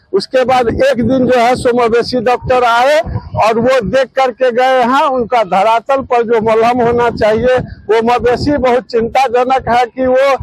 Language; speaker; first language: Hindi; native; Hindi